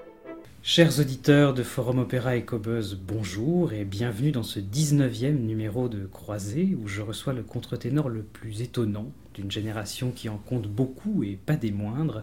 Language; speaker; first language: French; native; French